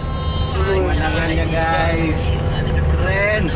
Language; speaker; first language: Indonesian; non-native, local second language; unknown